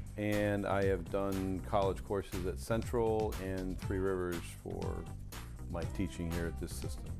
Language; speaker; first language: English; native; English